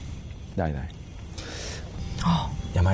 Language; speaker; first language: Vietnamese; non-native, learner; Korean